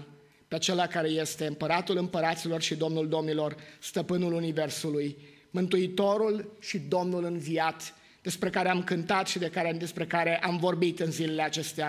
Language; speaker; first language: Romanian; native; Romanian